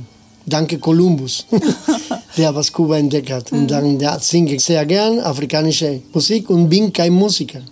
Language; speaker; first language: German; non-native, learner; Spanish